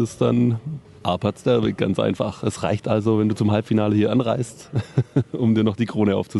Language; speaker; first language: German; native; German